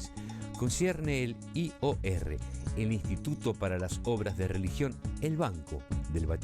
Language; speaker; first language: Spanish; native; Spanish